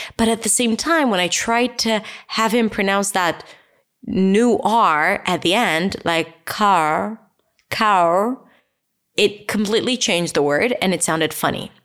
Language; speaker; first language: English; non-native, fluent; Hebrew